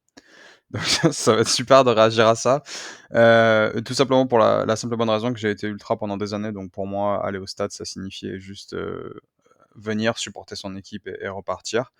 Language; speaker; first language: French; native; French